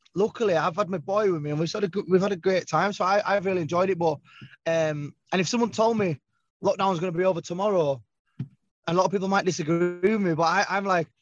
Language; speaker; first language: English; native; English